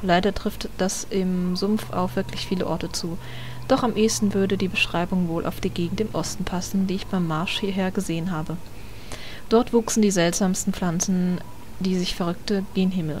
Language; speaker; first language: German; native; German